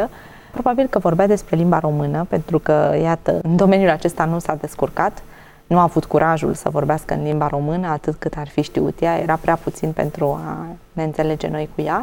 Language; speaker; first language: Romanian; native; Romanian